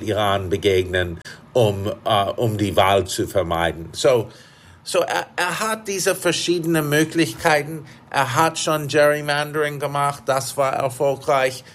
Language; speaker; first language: German; non-native, fluent; English